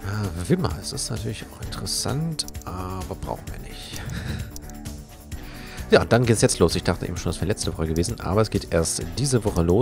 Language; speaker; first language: German; native; German